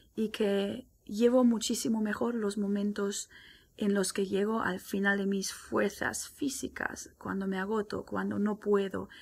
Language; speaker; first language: Spanish; non-native, fluent; German